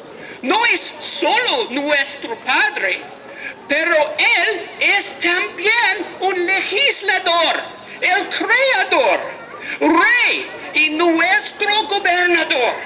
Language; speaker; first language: Spanish; non-native, learner; English